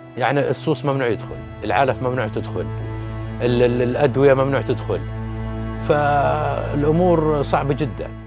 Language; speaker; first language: Arabic; native; Arabic